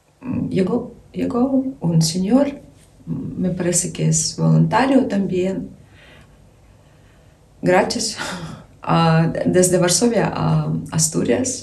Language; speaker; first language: Spanish; non-native, learner; Ukrainian